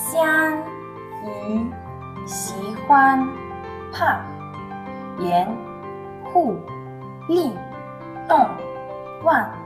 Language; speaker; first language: Chinese; non-native, learner; Ukrainian